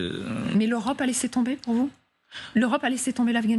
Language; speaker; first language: French; native; French